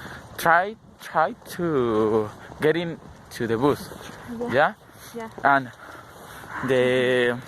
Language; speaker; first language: English; non-native, learner; Spanish